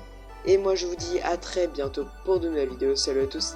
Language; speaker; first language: French; native; French